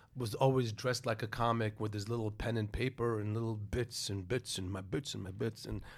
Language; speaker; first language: English; native; English